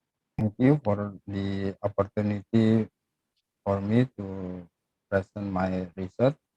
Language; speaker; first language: English; non-native, fluent; Indonesian